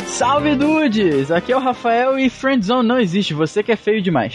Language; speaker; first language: Portuguese; native; Portuguese